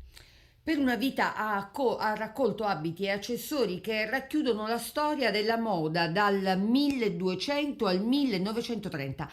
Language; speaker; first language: Italian; native; Italian